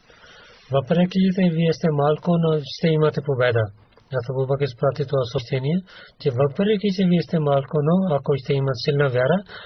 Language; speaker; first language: Bulgarian; non-native, learner; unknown